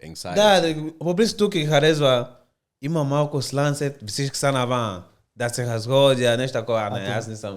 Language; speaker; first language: Bulgarian; non-native, learner; Portuguese